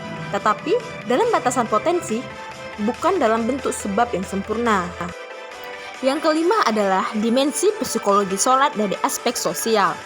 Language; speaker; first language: Indonesian; native; Indonesian